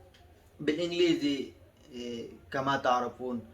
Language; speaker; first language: Arabic; non-native, fluent; Pashto